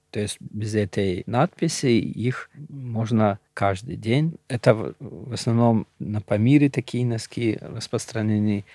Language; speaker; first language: Russian; non-native, local second language; Shughni